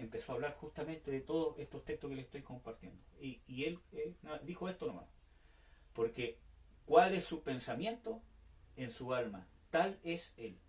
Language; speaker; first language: Spanish; native; Spanish